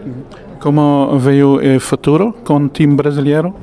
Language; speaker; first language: Portuguese; non-native, learner; Dutch